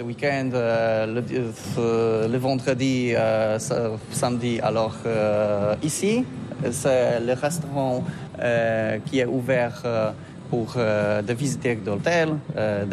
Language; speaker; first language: French; non-native, learner; Polish